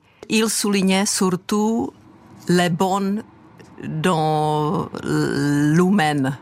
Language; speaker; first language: French; non-native, fluent; Czech